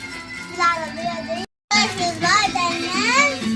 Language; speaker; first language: Arabic; native; Arabic